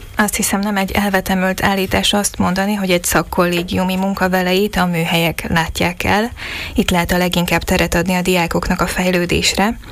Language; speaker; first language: Hungarian; native; Hungarian